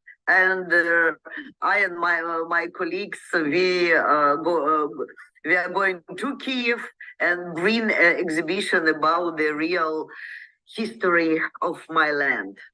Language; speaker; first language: English; non-native, learner; Ukrainian